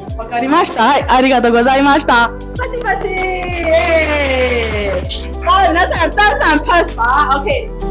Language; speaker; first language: Japanese; non-native, learner; Burmese